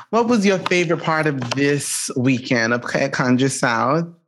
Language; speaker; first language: English; native; English